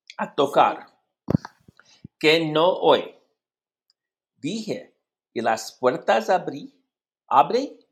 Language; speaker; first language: Spanish; non-native, learner; English